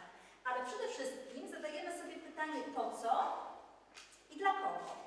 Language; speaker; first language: Polish; native; Polish